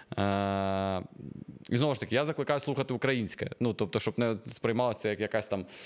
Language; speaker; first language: Ukrainian; non-native, local second language; Russian